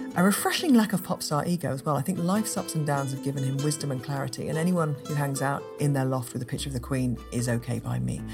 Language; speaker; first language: English; native; English